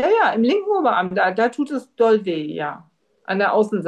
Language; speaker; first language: German; native; German